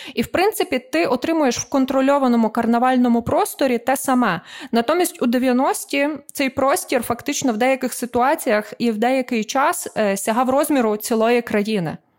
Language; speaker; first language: Ukrainian; native; Ukrainian